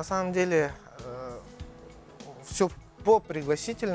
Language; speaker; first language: Russian; non-native, local second language; Yakut